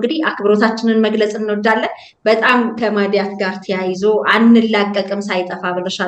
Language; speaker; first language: Amharic; native; Amharic